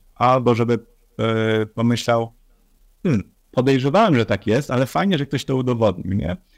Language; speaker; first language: Polish; native; Polish